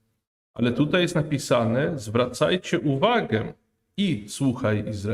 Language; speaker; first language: Polish; non-native, fluent; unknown